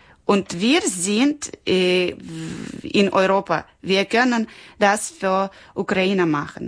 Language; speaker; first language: German; non-native, learner; Ukrainian